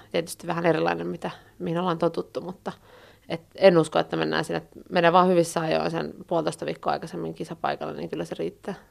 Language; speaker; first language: Finnish; native; Finnish